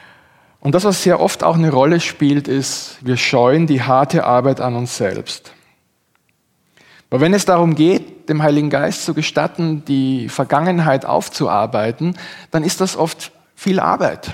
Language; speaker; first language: German; native; German